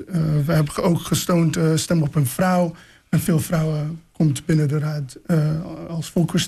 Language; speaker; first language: Dutch; non-native, fluent; English